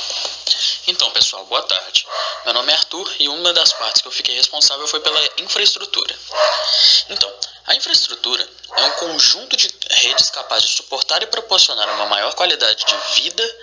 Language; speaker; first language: Portuguese; native; Portuguese